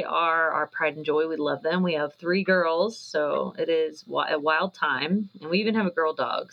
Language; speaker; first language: English; native; English